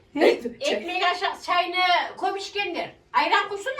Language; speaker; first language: Turkish; native; Turkish